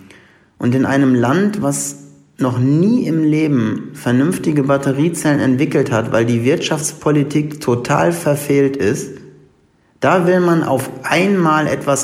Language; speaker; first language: German; native; German